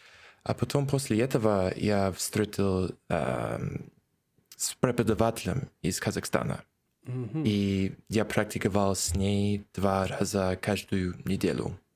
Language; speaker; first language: Russian; non-native, learner; English